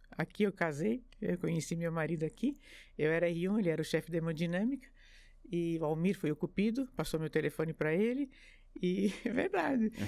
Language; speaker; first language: Portuguese; early bilingual, other home language; French